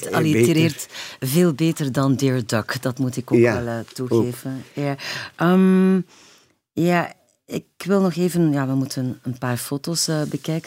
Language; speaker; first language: Dutch; native; Dutch